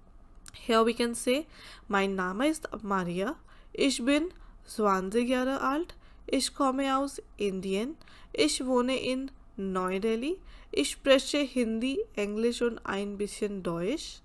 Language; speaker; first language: German; non-native, fluent; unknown